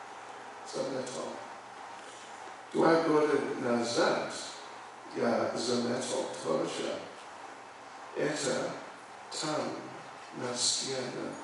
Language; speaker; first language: Russian; non-native, learner; English